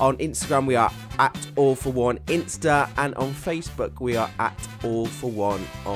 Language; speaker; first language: English; native; English